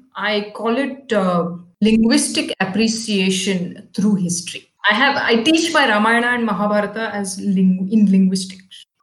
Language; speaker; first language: English; non-native, local second language; Kannada